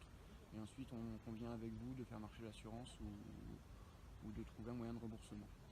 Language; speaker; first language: French; native; French